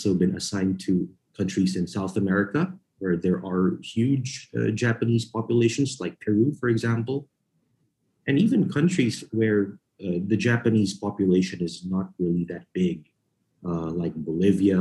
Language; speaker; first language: English; non-native, local second language; Filipino